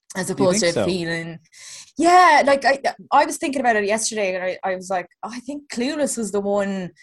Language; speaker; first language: English; native; English